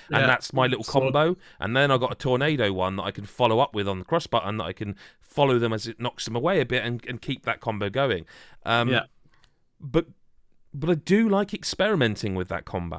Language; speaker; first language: English; native; English